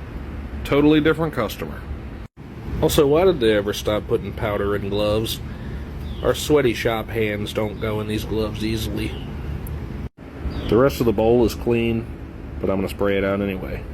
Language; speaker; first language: English; native; English